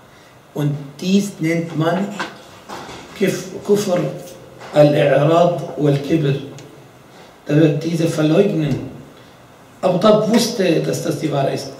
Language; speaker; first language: German; non-native, fluent; Arabic